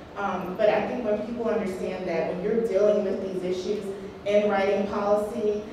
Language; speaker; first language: English; native; English